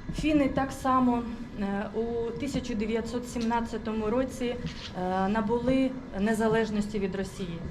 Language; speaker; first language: Ukrainian; non-native, local second language; Russian